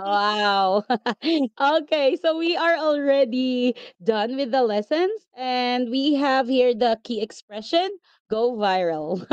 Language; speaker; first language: English; non-native, local second language; Filipino